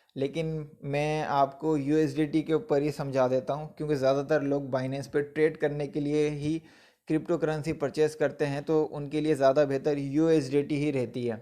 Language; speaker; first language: Hindi; non-native, local second language; Punjabi